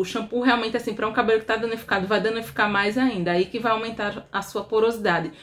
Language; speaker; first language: Portuguese; native; Portuguese